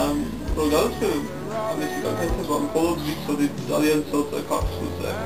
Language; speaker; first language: Georgian; non-native, learner; English